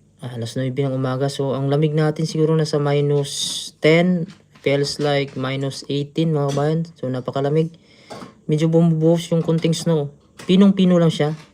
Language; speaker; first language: Filipino; native; Filipino